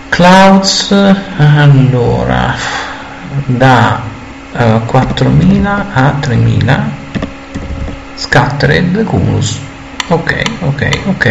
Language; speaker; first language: Italian; native; Italian